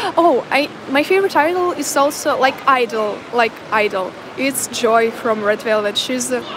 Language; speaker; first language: English; non-native, learner; Russian